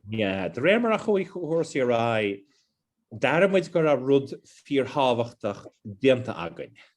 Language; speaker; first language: Irish; non-native, local second language; English